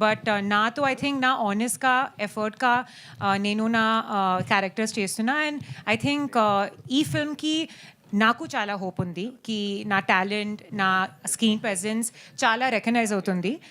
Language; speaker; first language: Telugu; non-native, learner; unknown